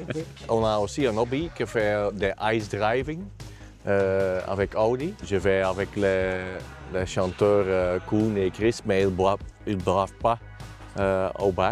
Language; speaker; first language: French; non-native, local second language; Dutch